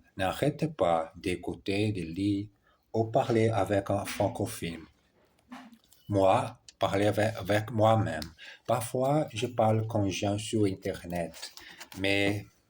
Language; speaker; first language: French; non-native, learner; Portuguese